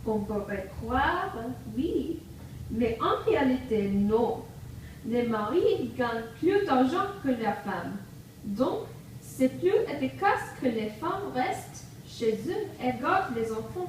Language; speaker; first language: French; non-native, learner; English